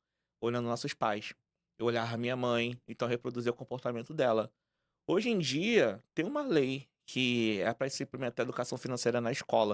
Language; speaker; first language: Portuguese; native; Portuguese